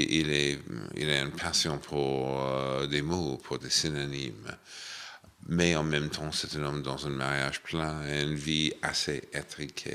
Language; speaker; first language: French; non-native, fluent; English